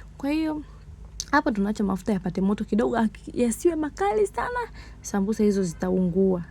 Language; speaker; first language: Swahili; native; Swahili